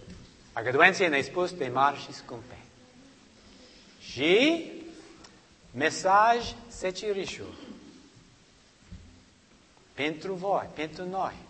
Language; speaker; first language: Romanian; non-native, learner; English